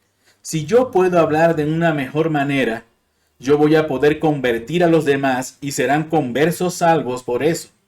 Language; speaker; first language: Spanish; non-native, fluent; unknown